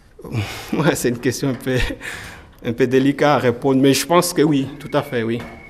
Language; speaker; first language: French; non-native, fluent; Portuguese